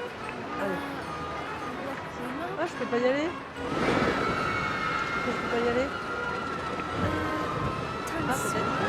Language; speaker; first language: French; native; French